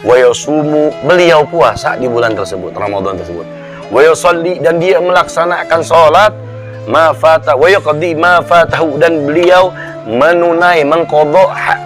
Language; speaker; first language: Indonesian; native; Indonesian